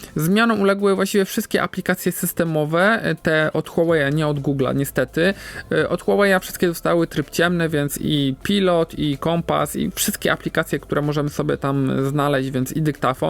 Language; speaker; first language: Polish; native; Polish